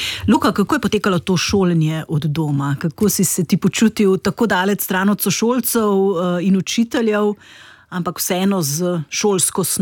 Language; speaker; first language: Slovenian; native; Slovenian